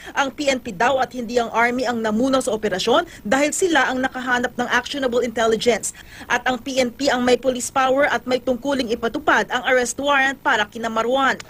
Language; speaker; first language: Filipino; native; Filipino